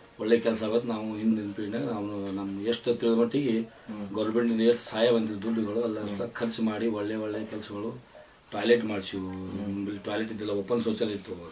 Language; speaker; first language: Kannada; non-native, local second language; Urdu